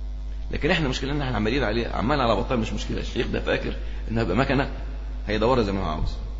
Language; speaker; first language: Arabic; native; Arabic